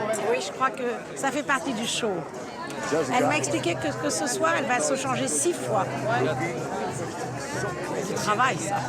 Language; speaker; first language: French; native; French